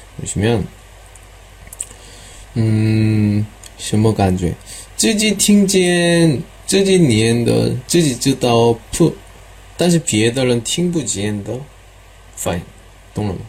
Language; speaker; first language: Chinese; non-native, learner; Korean